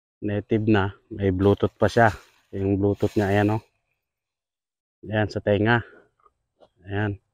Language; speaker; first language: Filipino; native; Filipino